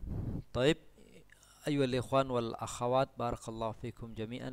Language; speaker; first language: Arabic; non-native, fluent; Indonesian